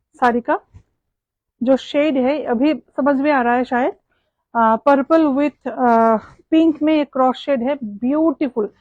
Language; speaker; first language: Hindi; non-native, local second language; Bangla